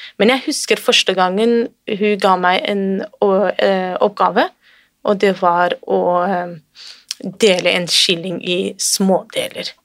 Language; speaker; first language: Norwegian; non-native, fluent; Kurdish